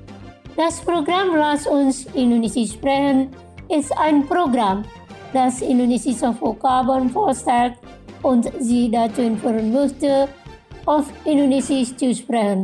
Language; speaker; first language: German; non-native, fluent; Indonesian